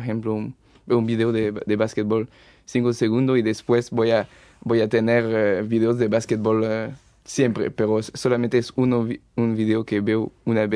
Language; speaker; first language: Spanish; early bilingual, heritage; French